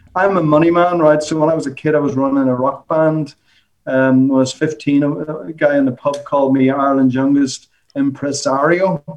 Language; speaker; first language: English; native; English